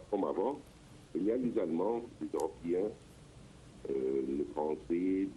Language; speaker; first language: French; non-native, learner; Arabic